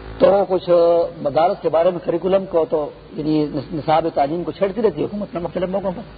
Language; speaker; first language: Urdu; non-native, local second language; Pashto